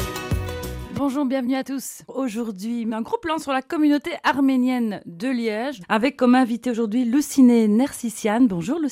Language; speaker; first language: French; native; French